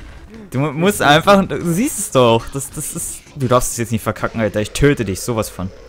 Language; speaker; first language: German; native; German